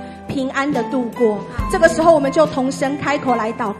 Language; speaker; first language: Chinese; native; Chinese